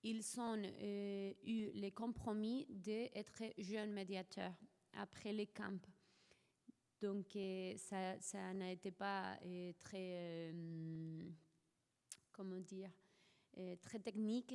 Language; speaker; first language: French; non-native, fluent; Spanish